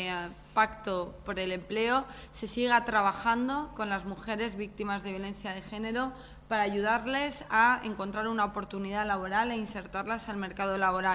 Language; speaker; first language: Spanish; native; Spanish